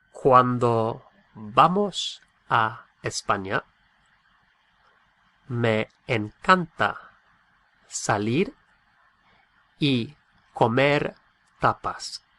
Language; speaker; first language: Spanish; non-native, fluent; English